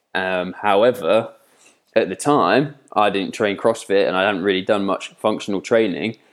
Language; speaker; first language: English; native; English